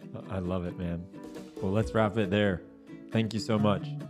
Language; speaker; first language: English; native; English